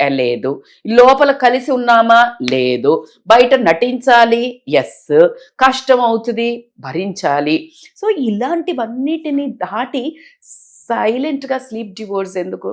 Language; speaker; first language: Telugu; native; Telugu